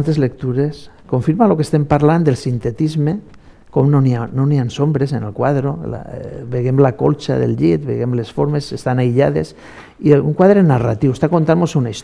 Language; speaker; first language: Catalan; native; Catalan